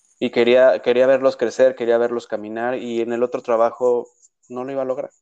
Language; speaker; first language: Spanish; native; Spanish